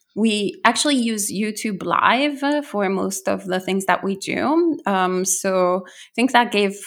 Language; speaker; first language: English; non-native, fluent; Italian